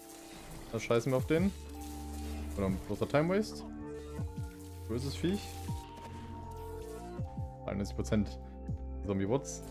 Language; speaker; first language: German; native; German